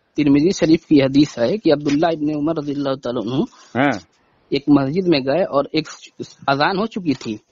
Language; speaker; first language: Hindi; native; Hindi